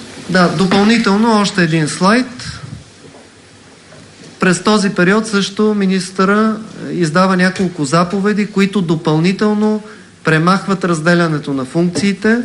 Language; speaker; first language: Bulgarian; native; Bulgarian